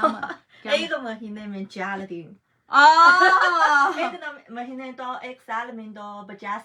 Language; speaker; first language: Hindi; non-native, fluent; Chinese